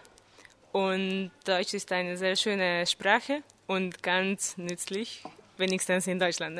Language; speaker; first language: German; non-native, fluent; Hungarian